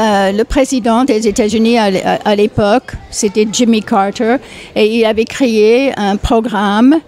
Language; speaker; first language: French; non-native, fluent; English